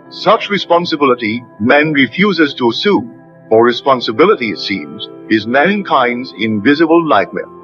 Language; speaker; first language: English; native; English